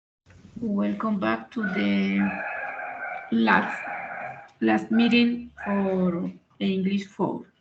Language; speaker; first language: English; non-native, fluent; Spanish